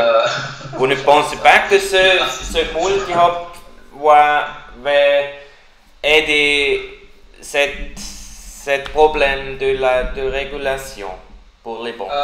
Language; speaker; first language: French; non-native, learner; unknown